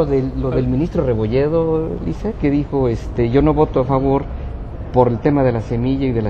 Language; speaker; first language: Spanish; native; Spanish